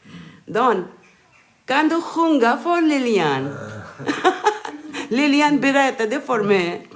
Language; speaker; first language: Swedish; non-native, learner; Urdu